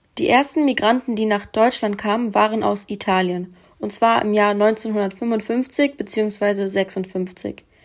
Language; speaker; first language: German; early bilingual, other home language; Russian